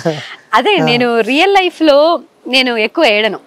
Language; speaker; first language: Telugu; non-native, fluent; Malayalam